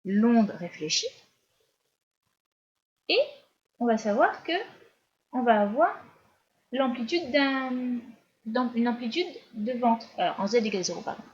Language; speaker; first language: French; native; French